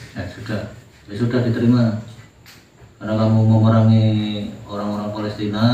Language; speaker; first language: Indonesian; native; Indonesian